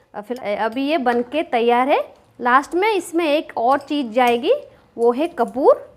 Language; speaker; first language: Hindi; non-native, local second language; Bangla